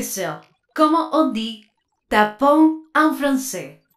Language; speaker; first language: French; non-native, fluent; Spanish